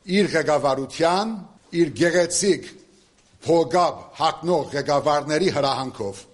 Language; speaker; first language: Armenian; early bilingual, heritage; Armenian